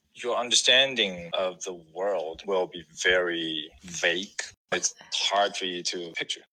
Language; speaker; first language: English; non-native, fluent; Chinese